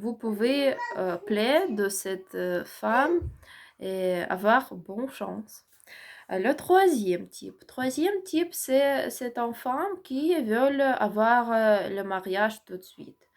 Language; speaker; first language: French; non-native, learner; Ukrainian